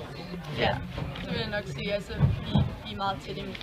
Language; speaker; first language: Danish; native; Danish